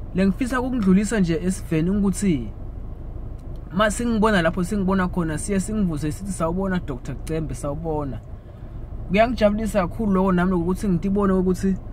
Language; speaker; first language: Zulu; non-native, local second language; Swati